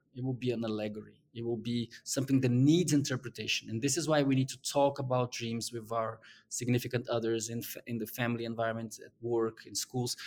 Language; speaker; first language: English; non-native, fluent; Portuguese